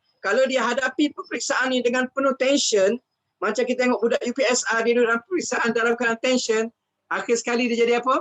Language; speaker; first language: Malay; native; Malay